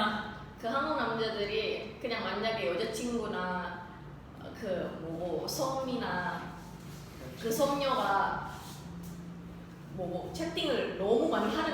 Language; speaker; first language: Korean; non-native, learner; Indonesian